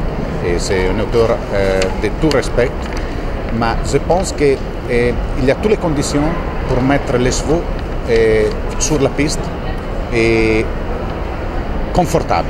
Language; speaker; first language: French; non-native, fluent; Italian